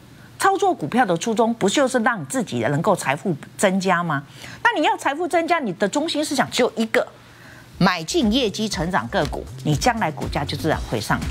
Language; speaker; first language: Chinese; native; Chinese